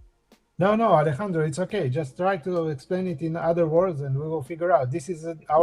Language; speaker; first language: English; non-native, fluent; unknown